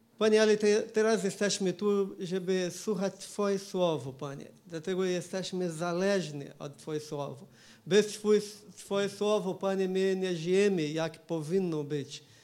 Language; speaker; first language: Polish; non-native, learner; Portuguese